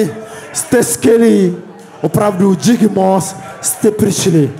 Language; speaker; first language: Czech; non-native, learner; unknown